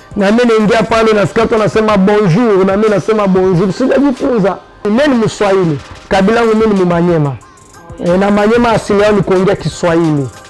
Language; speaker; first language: Swahili; non-native, local second language; French